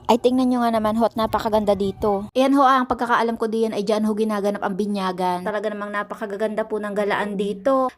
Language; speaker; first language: Filipino; native; Filipino